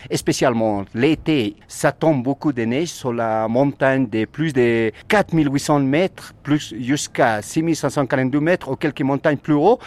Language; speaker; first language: French; non-native, learner; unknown